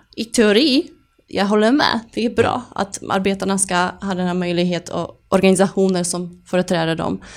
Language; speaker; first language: Swedish; non-native, fluent; Polish